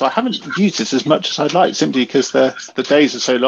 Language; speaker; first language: English; native; English